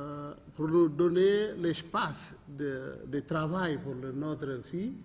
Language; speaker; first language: French; non-native, learner; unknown